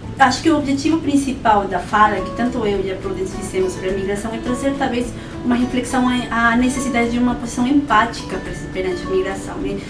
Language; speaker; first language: Portuguese; non-native, fluent; Spanish